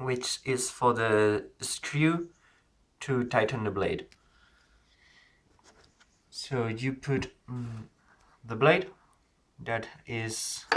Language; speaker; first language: English; non-native, learner; Spanish